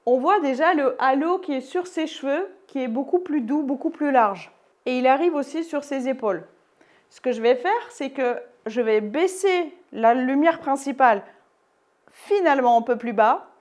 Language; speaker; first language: French; native; French